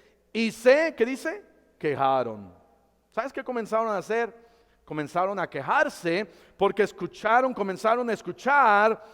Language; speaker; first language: Spanish; native; Spanish